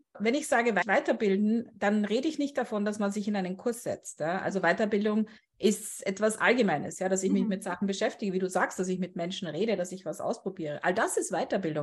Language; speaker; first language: German; native; German